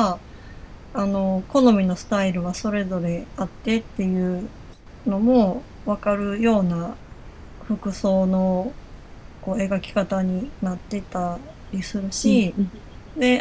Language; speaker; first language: Japanese; native; Japanese